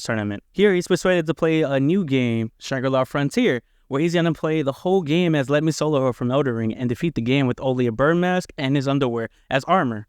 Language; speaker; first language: English; native; English